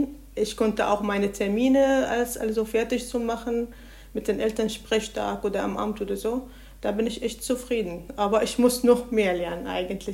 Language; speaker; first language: German; non-native, learner; Arabic